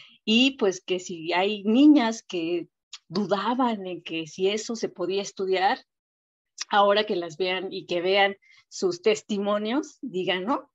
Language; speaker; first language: Spanish; native; Spanish